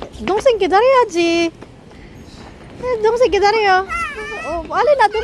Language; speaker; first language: Korean; non-native, learner; Filipino